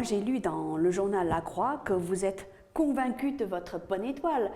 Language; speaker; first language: French; native; French